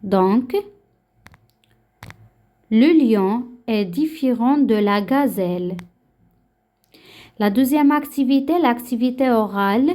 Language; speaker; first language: French; non-native, local second language; Arabic